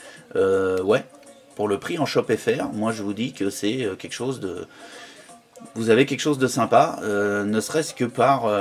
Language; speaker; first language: French; native; French